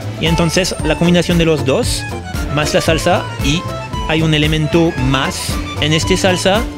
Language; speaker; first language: Spanish; non-native, fluent; French